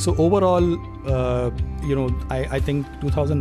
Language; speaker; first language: English; non-native, local second language; Hindi